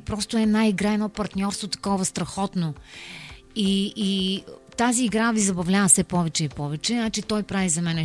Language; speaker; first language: Bulgarian; native; Bulgarian